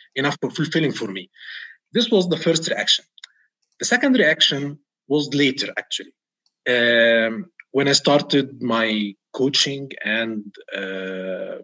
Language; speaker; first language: English; non-native, fluent; Arabic